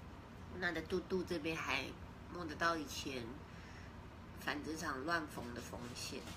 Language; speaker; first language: Chinese; native; Chinese